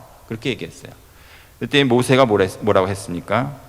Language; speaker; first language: Korean; native; Korean